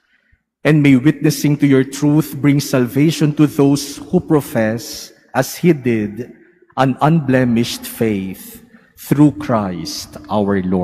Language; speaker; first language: English; non-native, local second language; Filipino